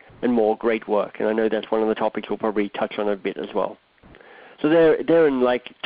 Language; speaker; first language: English; native; English